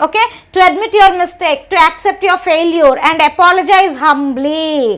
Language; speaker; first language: English; non-native, local second language; Telugu